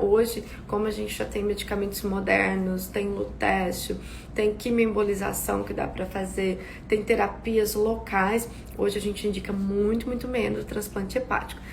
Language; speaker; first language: Portuguese; native; Portuguese